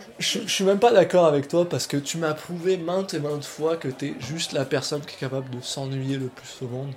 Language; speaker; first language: French; native; French